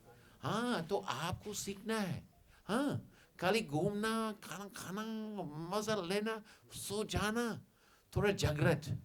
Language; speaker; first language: Hindi; non-native, fluent; English